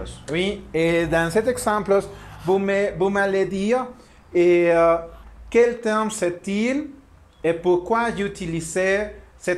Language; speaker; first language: French; non-native, learner; Spanish